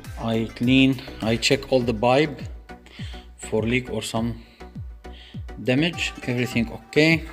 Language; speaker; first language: English; non-native, fluent; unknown